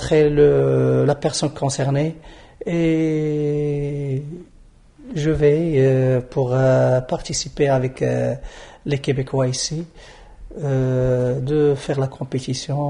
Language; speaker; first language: French; non-native, local second language; Arabic